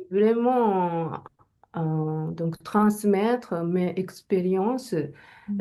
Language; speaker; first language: French; non-native, learner; Japanese